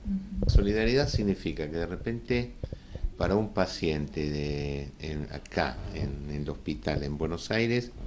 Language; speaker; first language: Spanish; native; Spanish